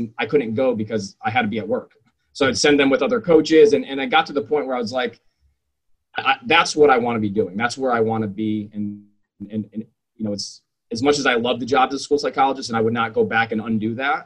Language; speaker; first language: English; native; English